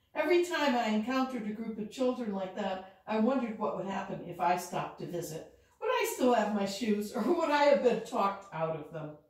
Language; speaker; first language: English; native; English